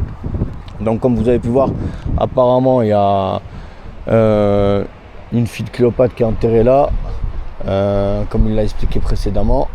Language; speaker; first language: French; native; French